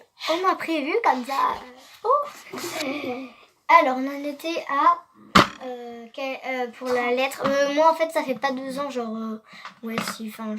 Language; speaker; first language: French; native; French